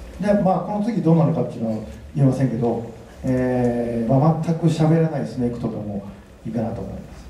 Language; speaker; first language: Japanese; native; Japanese